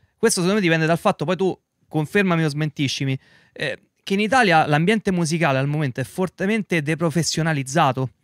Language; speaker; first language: Italian; native; Italian